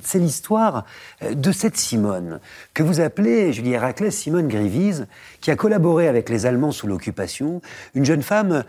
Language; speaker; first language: French; native; French